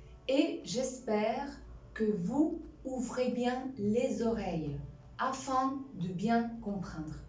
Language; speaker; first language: French; non-native, fluent; Spanish